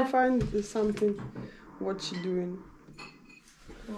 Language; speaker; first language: English; non-native, learner; Russian